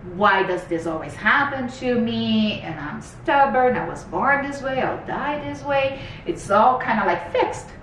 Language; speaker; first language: English; non-native, fluent; Portuguese